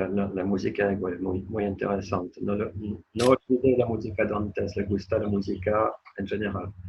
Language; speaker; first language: Spanish; non-native, fluent; French